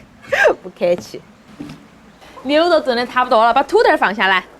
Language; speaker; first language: Chinese; native; Chinese